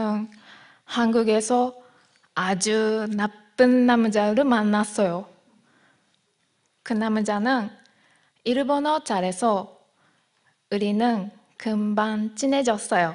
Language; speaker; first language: Korean; non-native, learner; Japanese